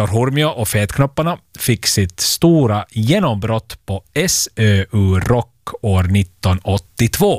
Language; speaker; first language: Swedish; native; Swedish